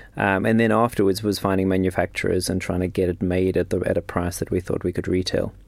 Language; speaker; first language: English; native; English